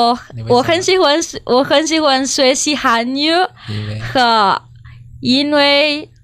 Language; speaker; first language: Chinese; non-native, learner; Indonesian